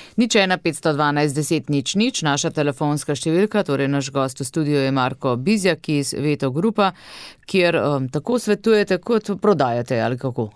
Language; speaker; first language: Slovenian; native; Slovenian